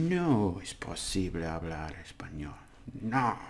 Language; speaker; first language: Spanish; non-native, learner; English